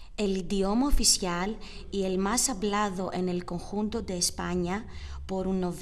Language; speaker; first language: Spanish; non-native, learner; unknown